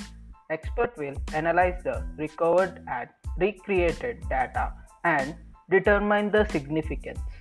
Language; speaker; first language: English; non-native, local second language; Telugu